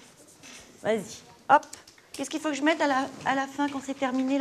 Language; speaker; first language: French; native; French